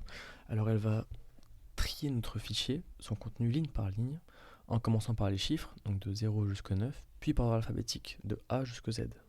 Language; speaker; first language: French; native; French